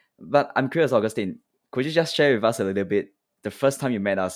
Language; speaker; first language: English; native; English